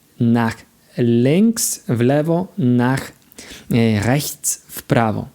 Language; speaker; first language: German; non-native, fluent; Polish